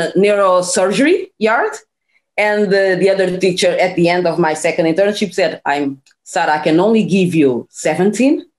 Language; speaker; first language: English; non-native, fluent; Portuguese